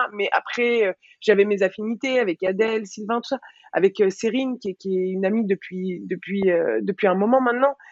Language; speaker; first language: French; early bilingual, other home language; Arabic